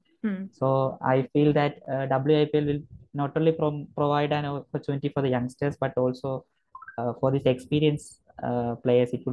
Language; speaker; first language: English; non-native, local second language; Malayalam